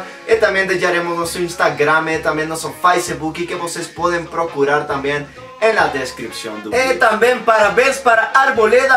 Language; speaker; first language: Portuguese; non-native, learner; Spanish